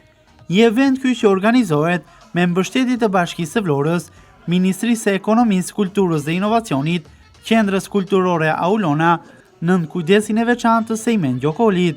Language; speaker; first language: Albanian; native; Albanian